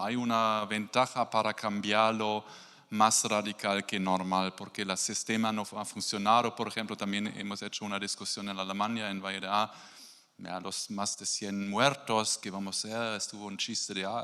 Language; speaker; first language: Spanish; non-native, learner; German